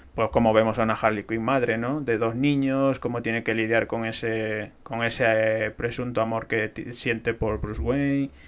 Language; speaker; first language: Spanish; native; Spanish